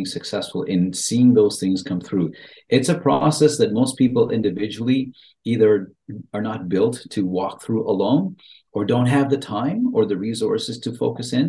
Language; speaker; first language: English; native; English